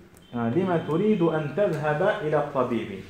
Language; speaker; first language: Arabic; non-native, fluent; Urdu